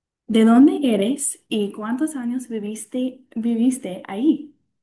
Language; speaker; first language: Spanish; non-native, learner; English